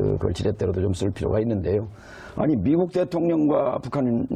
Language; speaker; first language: Korean; native; Korean